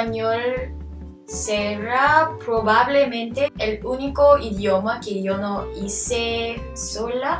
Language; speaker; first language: Spanish; non-native, learner; English